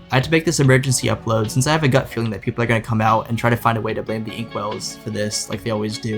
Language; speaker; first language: English; native; English